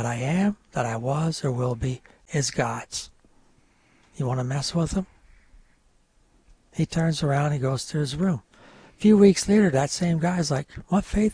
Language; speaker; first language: English; non-native, local second language; French